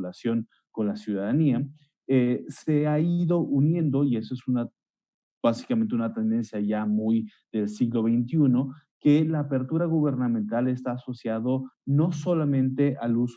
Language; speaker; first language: Spanish; native; Spanish